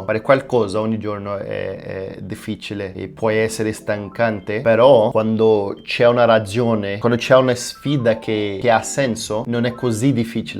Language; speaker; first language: Italian; non-native, fluent; Portuguese